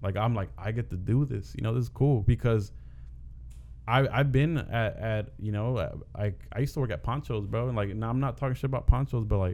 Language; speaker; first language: English; early bilingual, other home language; Spanish